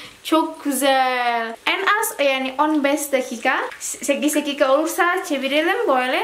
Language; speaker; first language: Turkish; non-native, learner; Indonesian